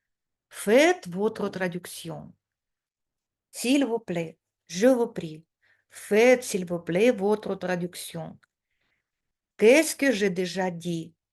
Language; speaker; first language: French; non-native, fluent; Russian